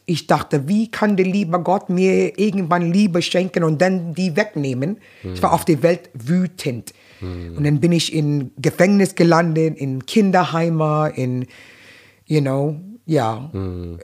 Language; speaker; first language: German; non-native, fluent; English